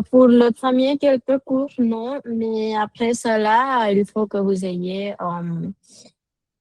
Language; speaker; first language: French; non-native, fluent; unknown